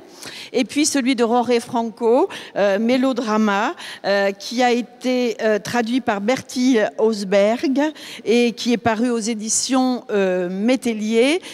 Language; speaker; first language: French; native; French